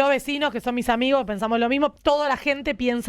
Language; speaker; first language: Spanish; native; Spanish